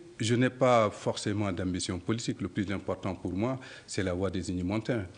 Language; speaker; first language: French; non-native, local second language; Soninke